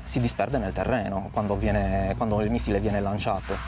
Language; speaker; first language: Italian; native; Italian